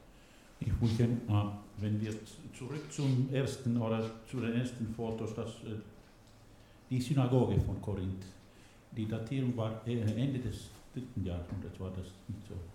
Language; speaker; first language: German; non-native, learner; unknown